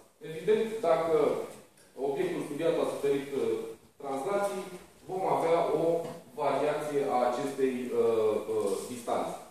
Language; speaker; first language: Romanian; native; Romanian